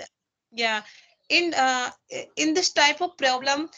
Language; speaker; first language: English; non-native, learner; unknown